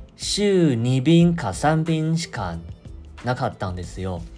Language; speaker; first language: Japanese; non-native, fluent; Chinese